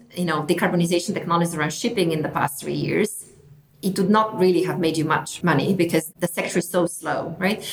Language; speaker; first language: English; non-native, fluent; Italian